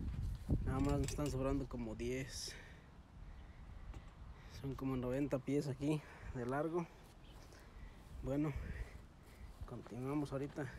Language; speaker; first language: Spanish; native; Spanish